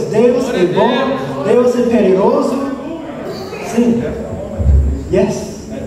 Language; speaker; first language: Portuguese; non-native, learner; English